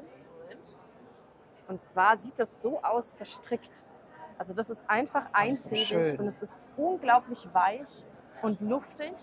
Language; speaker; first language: German; native; German